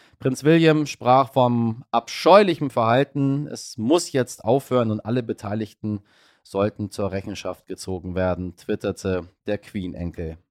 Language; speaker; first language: German; early bilingual, other home language; Persian